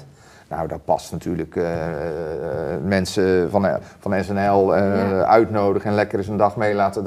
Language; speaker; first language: Dutch; native; Dutch